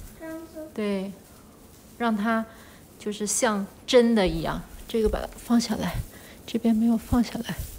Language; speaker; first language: Chinese; native; Chinese